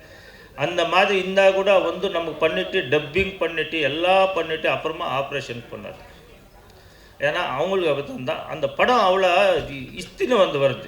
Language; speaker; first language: Tamil; non-native, learner; Kannada